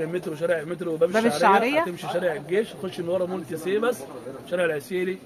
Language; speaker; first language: Arabic; native; Arabic